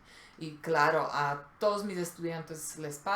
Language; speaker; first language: Spanish; non-native, fluent; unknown